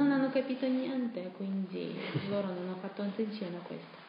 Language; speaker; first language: Italian; non-native, fluent; Russian